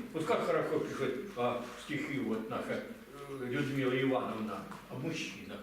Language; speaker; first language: Russian; native; Russian